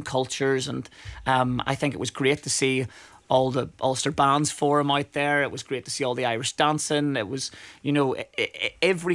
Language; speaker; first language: English; native; English